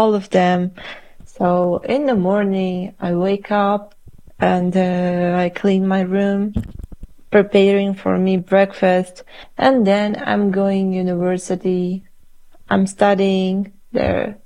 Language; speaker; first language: English; non-native, fluent; Uzbek